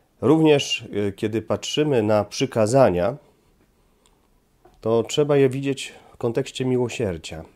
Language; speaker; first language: Polish; native; Polish